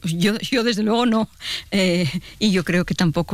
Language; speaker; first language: Spanish; native; Spanish